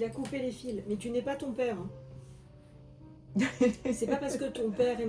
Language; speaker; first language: French; native; French